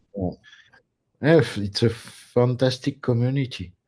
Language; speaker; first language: English; non-native, learner; French